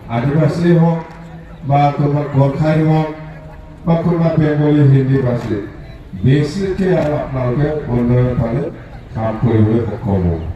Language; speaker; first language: Assamese; non-native, local second language; Bodo